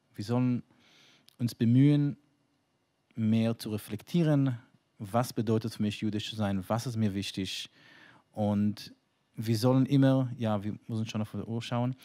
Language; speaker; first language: German; non-native, fluent; Hebrew